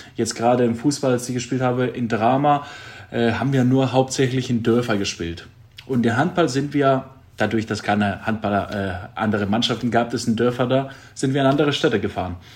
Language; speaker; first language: German; non-native, fluent; Greek